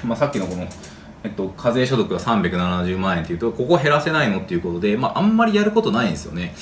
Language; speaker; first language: Japanese; native; Japanese